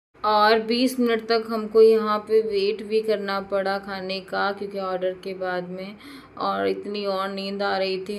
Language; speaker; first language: Hindi; native; Hindi